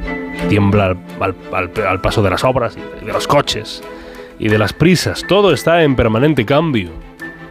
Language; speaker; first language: Spanish; native; Spanish